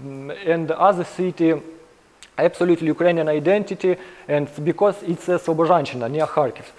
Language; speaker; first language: English; non-native, learner; Ukrainian